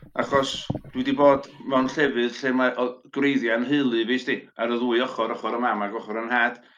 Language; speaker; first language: Welsh; native; Welsh